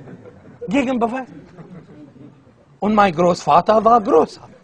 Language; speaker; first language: German; non-native, fluent; Arabic